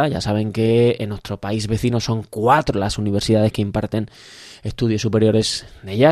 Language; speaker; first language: Spanish; native; Spanish